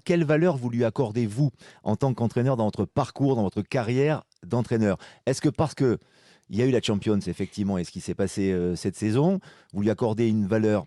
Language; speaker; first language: French; native; French